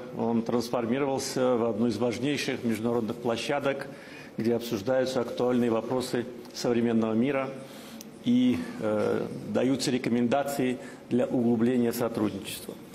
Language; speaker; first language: Russian; non-native, local second language; Azerbaijani